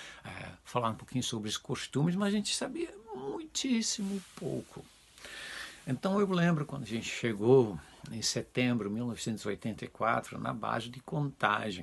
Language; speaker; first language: Portuguese; non-native, fluent; Dutch